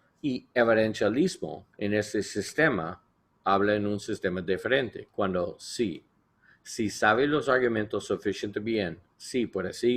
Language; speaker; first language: Spanish; non-native, learner; English